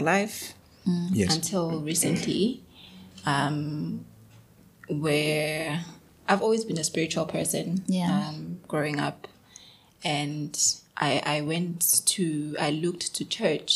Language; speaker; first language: English; non-native, local second language; Zulu